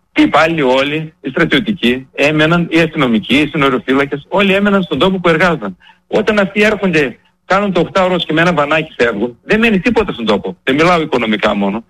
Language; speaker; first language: Greek; native; Greek